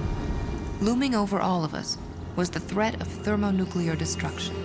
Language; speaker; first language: English; native; English